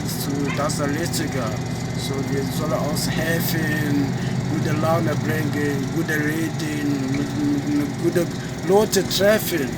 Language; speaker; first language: German; non-native, learner; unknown